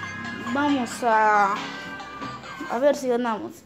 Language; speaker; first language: Spanish; native; Spanish